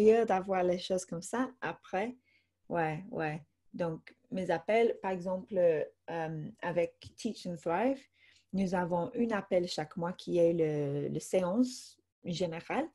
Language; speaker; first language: French; non-native, fluent; English